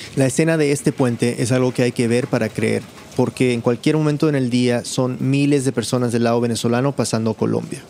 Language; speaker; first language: Spanish; early bilingual, heritage; Spanish